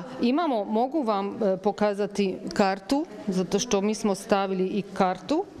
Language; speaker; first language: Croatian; non-native, fluent; Hungarian